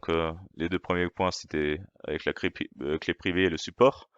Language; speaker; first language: French; non-native, fluent; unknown